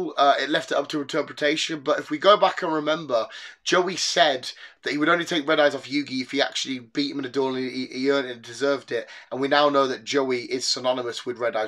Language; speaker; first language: English; native; English